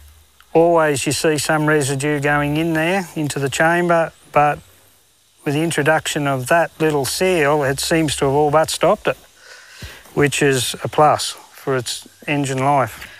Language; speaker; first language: English; native; English